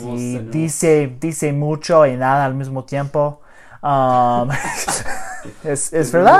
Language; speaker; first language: Spanish; early bilingual, heritage; English